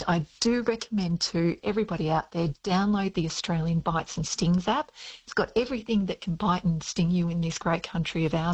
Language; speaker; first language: English; native; English